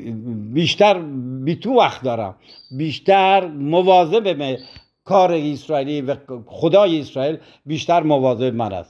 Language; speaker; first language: Persian; native; Persian